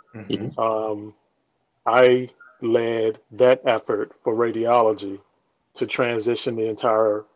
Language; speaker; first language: English; native; English